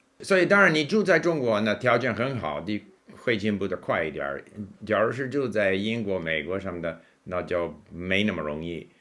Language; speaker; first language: Chinese; non-native, fluent; English